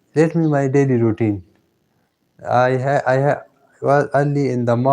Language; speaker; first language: English; non-native, learner; Pashto